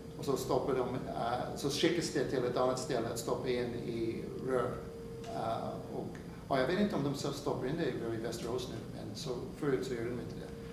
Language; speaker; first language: Swedish; non-native, fluent; English